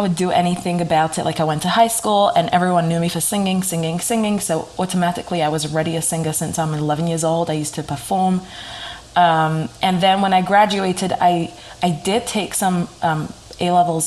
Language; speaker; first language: English; native; English